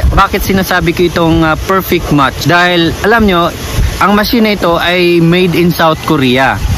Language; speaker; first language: Filipino; native; Filipino